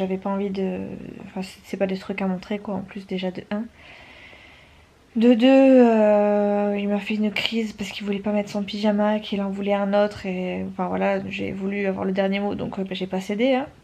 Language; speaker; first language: French; native; French